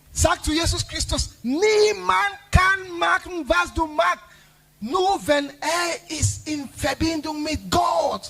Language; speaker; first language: German; non-native, learner; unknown